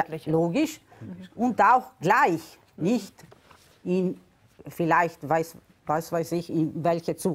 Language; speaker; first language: German; non-native, local second language; Italian